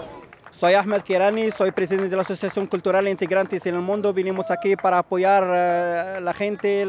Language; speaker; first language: Spanish; non-native, fluent; Arabic